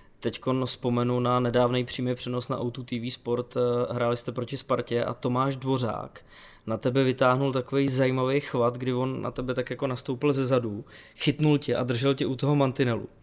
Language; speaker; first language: Czech; native; Czech